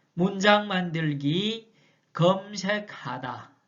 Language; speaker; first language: Korean; non-native, fluent; Chinese